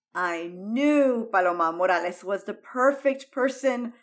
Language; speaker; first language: English; early bilingual, heritage; Spanish